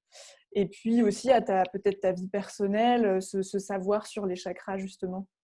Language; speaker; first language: French; native; French